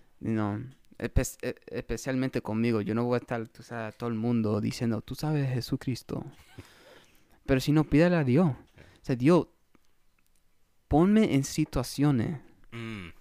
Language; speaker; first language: Spanish; early bilingual, heritage; Spanish